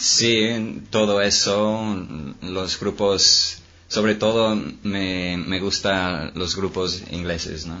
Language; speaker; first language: Spanish; non-native, fluent; English